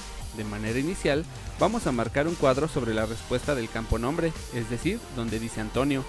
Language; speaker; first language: Spanish; native; Spanish